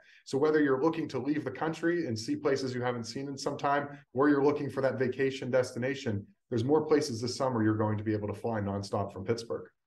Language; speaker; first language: English; native; English